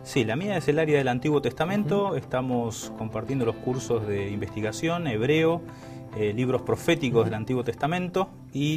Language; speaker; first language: Spanish; native; Spanish